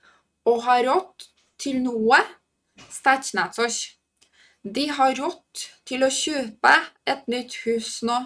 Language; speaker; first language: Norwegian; non-native, fluent; Polish